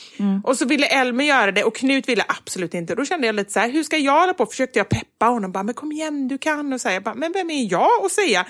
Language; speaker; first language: Swedish; native; Swedish